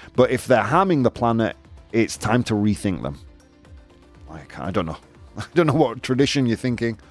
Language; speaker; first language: English; native; English